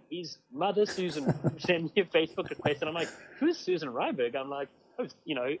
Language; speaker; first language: English; native; English